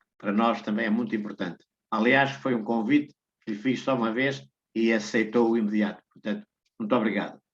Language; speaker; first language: Portuguese; native; Portuguese